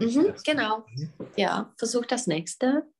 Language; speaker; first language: German; non-native, fluent; Czech